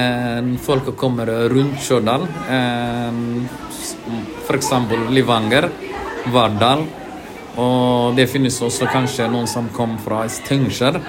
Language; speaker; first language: Norwegian; non-native, learner; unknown